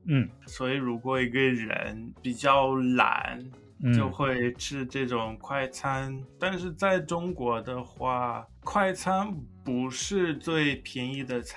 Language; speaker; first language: Chinese; non-native, learner; English